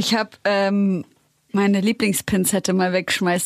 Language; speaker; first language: German; native; German